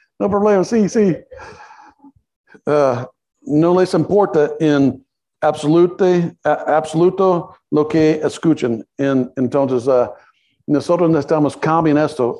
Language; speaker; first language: Spanish; non-native, learner; English